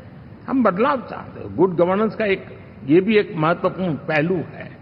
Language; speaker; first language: Hindi; non-native, local second language; Gujarati